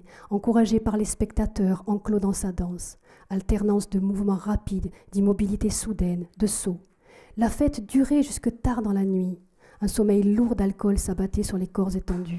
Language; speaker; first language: French; native; French